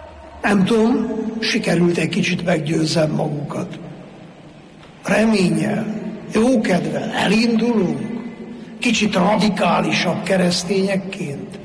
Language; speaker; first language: Hungarian; native; Hungarian